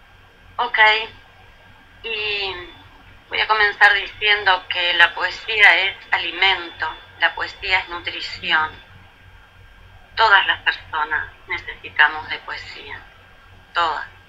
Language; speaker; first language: Spanish; native; Spanish